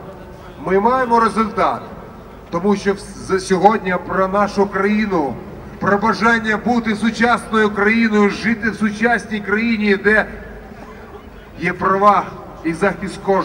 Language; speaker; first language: Ukrainian; non-native, local second language; Russian